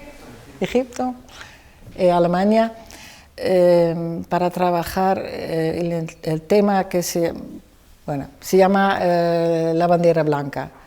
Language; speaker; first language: Spanish; non-native, fluent; Dutch